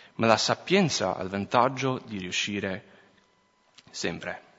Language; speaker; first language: Italian; non-native, fluent; English